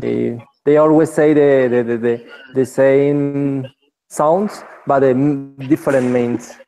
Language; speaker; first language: English; non-native, learner; Spanish